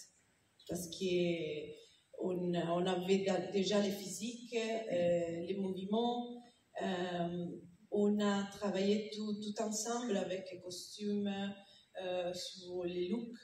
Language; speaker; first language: French; non-native, learner; Italian